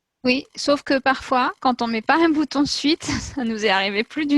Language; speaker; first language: French; native; French